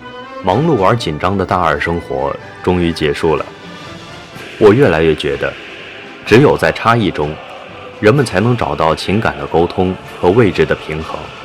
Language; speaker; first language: Chinese; native; Chinese